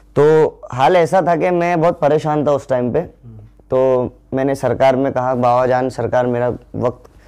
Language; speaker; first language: Hindi; non-native, local second language; Urdu